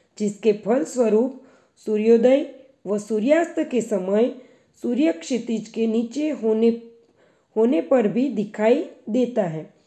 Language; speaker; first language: Hindi; non-native, local second language; Gujarati